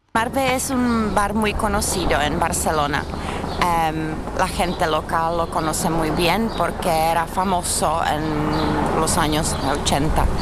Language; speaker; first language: Spanish; non-native, fluent; Czech